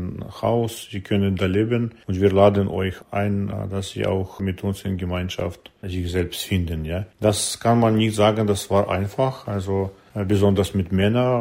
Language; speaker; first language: German; non-native, learner; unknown